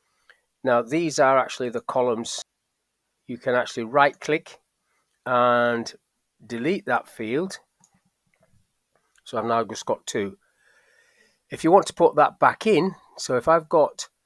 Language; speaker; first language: English; native; English